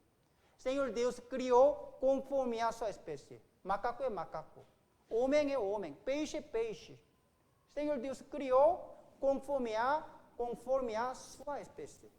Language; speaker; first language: Portuguese; non-native, fluent; Korean